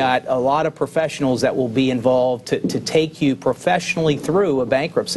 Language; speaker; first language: English; native; English